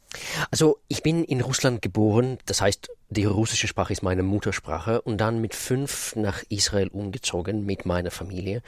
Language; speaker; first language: German; non-native, fluent; Russian